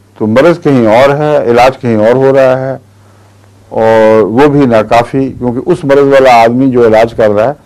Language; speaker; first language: Urdu; native; Urdu